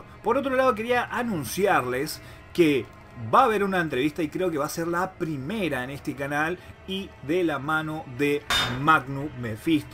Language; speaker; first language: Spanish; native; Spanish